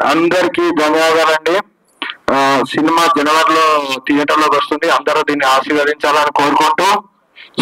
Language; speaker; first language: Telugu; native; Telugu